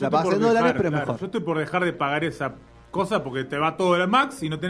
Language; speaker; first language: Spanish; native; Spanish